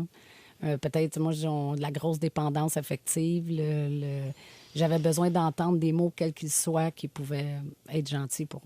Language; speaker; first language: French; native; French